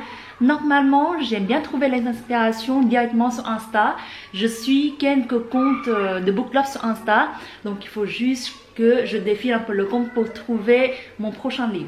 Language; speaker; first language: French; non-native, fluent; Vietnamese